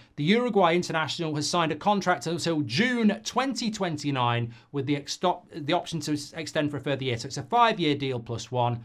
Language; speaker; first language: English; native; English